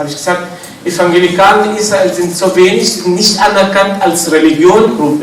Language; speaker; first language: German; non-native, fluent; Arabic